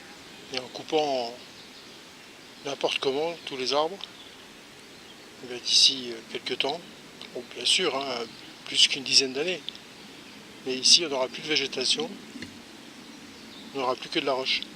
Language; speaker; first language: French; native; French